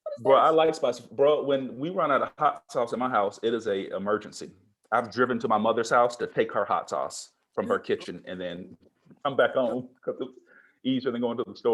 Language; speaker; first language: English; native; English